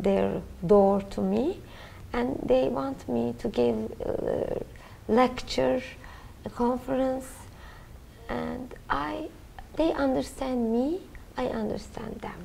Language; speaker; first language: English; non-native, learner; Turkish